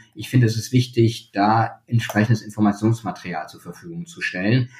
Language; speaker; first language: German; native; German